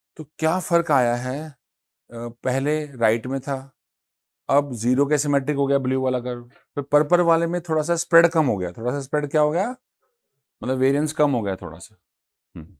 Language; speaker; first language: Hindi; native; Hindi